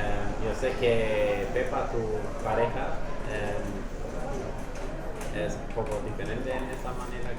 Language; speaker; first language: Spanish; non-native, fluent; English